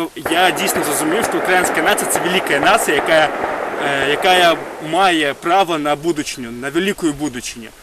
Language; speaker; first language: Ukrainian; non-native, fluent; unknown